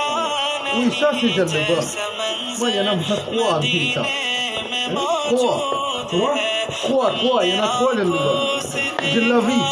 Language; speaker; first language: French; non-native, learner; Arabic